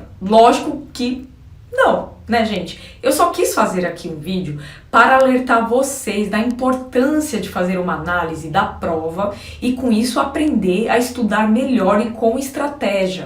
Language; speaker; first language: Portuguese; native; Portuguese